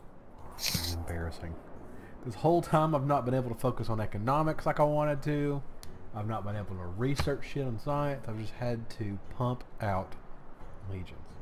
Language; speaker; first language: English; native; English